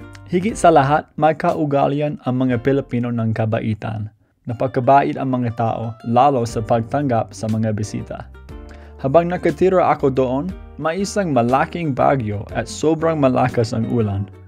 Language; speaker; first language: Filipino; non-native, fluent; English